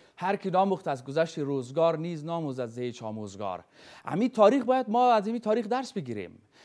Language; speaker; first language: Persian; native; Persian